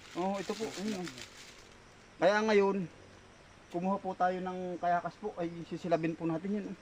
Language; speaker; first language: Filipino; native; Filipino